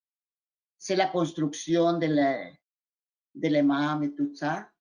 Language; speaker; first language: French; non-native, fluent; Spanish